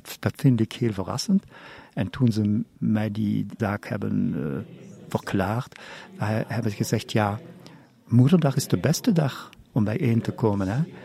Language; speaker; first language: Dutch; non-native, local second language; German